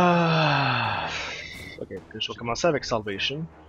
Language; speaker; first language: French; native; French